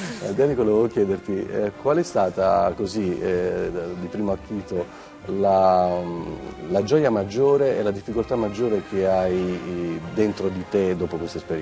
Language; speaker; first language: Italian; native; Italian